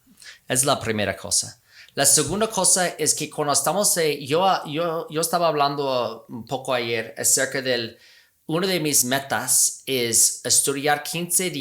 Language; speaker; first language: Spanish; non-native, fluent; English